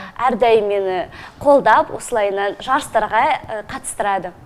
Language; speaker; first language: Kazakh; non-native, local second language; Russian